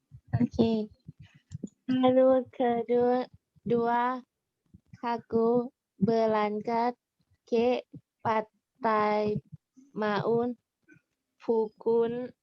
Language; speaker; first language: Indonesian; non-native, learner; Thai